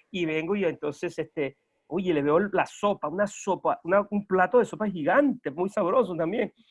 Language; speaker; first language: Spanish; native; Spanish